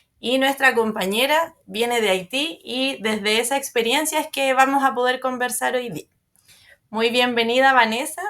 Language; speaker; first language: Spanish; native; Spanish